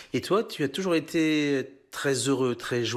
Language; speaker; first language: French; native; French